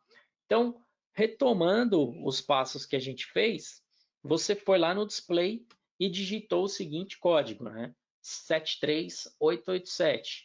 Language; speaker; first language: Portuguese; native; Portuguese